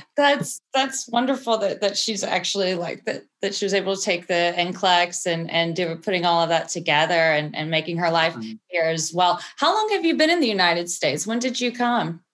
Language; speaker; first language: English; early bilingual, other home language; Portuguese